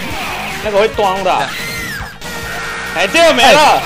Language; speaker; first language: Chinese; native; Chinese